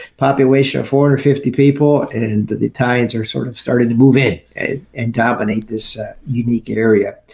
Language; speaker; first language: English; native; English